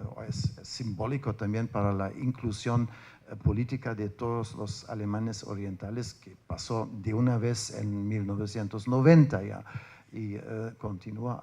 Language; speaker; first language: Spanish; non-native, fluent; German